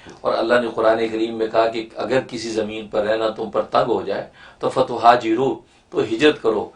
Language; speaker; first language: Urdu; native; Urdu